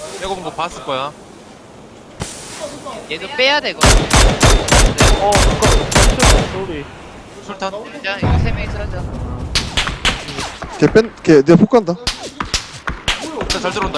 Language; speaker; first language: Korean; native; Korean